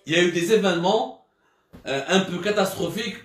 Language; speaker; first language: French; non-native, local second language; Arabic